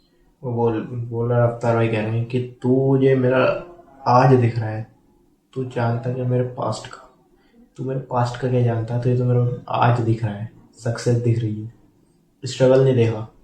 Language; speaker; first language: Hindi; native; Hindi